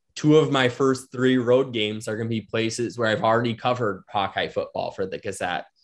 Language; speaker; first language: English; native; English